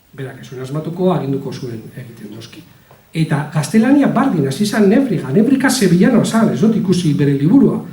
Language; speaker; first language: Basque; native; Basque